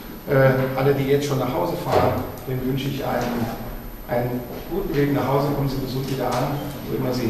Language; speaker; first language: German; native; German